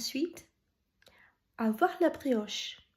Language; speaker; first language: French; non-native, fluent; Russian